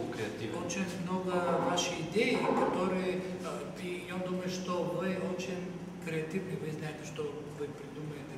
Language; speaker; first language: Russian; non-native, learner; Bulgarian